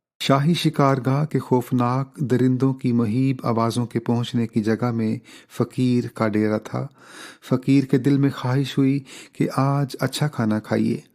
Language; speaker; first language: Urdu; native; Urdu